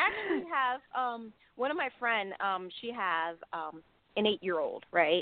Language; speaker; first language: English; non-native, local second language; Cantonese